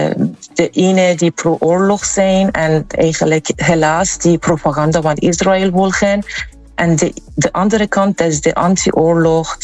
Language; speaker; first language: Dutch; non-native, fluent; Persian